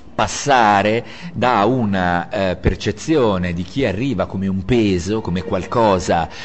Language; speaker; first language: Italian; native; Italian